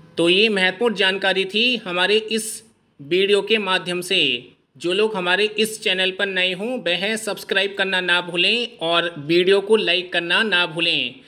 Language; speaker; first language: Hindi; native; Hindi